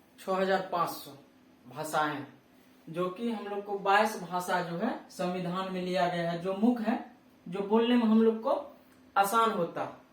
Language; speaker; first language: Hindi; native; Hindi